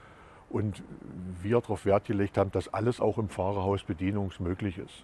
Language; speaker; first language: German; native; German